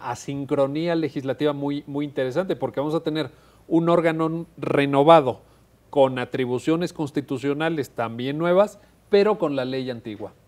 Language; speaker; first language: Spanish; native; Spanish